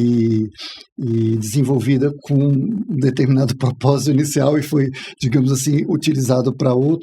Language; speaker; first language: Portuguese; native; Portuguese